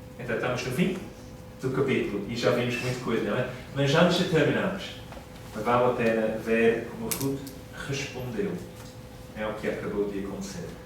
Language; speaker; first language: Portuguese; non-native, fluent; English